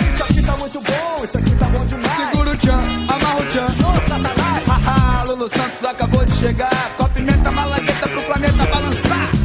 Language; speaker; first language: French; non-native, fluent; Portuguese